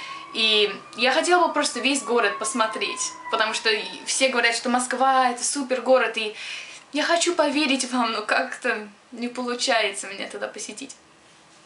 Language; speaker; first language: Russian; early bilingual, other home language; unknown